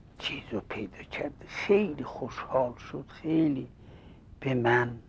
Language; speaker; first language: Persian; non-native, local second language; Azerbaijani